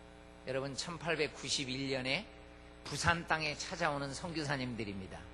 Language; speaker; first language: Korean; native; Korean